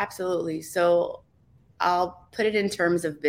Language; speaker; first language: English; native; English